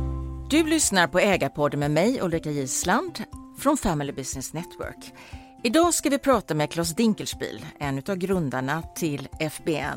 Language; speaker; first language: Swedish; native; Swedish